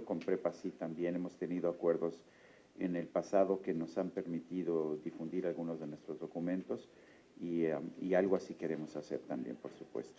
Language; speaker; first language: Spanish; native; Spanish